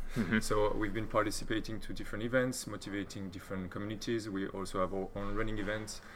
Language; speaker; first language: English; non-native, fluent; French